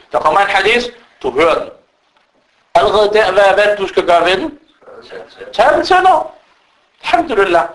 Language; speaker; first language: Danish; early bilingual, other home language; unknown